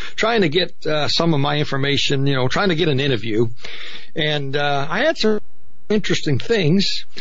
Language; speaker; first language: English; native; English